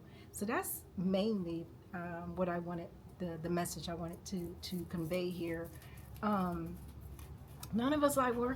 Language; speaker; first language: English; native; English